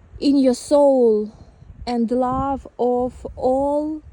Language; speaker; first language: English; non-native, learner; Ukrainian